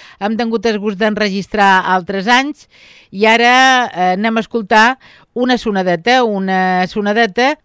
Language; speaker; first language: Catalan; native; Catalan